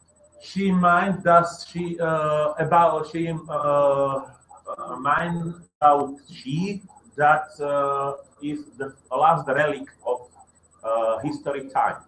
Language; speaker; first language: English; non-native, learner; Slovak